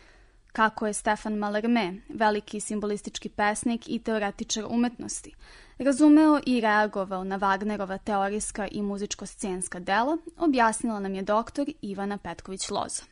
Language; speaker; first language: Serbian; native; Serbian